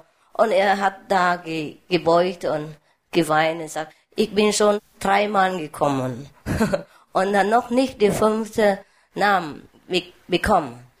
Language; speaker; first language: German; non-native, learner; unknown